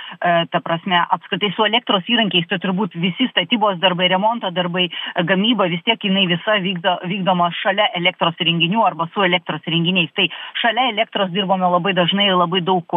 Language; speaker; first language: Lithuanian; native; Lithuanian